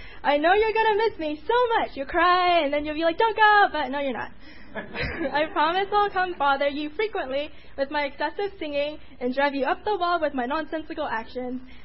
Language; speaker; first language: English; early bilingual, other home language; Chinese